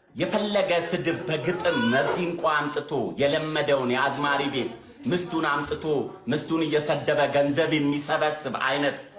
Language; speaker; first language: Amharic; non-native, local second language; Oromo